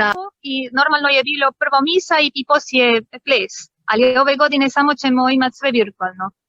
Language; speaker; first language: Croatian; early bilingual, heritage; Croatian